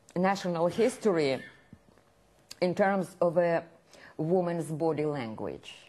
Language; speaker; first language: English; non-native, fluent; Ukrainian